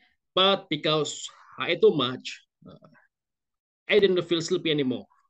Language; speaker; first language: English; non-native, fluent; Indonesian